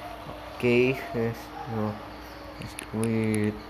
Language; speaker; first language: English; non-native, learner; Indonesian